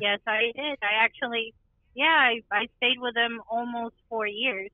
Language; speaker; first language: English; non-native, local second language; Spanish